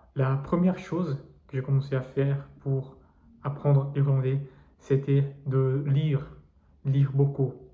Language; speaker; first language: French; non-native, fluent; Portuguese